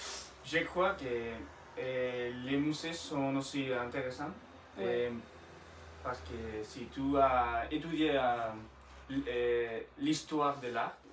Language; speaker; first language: French; non-native, learner; Spanish